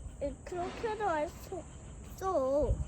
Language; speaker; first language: Korean; early bilingual, other home language; Uzbek